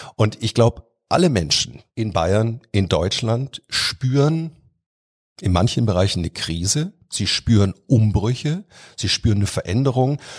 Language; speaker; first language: German; native; German